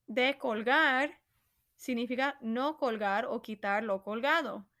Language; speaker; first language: Spanish; non-native, fluent; English